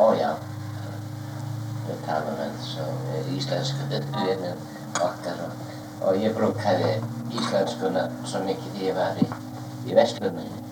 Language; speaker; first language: Icelandic; early bilingual, heritage; Icelandic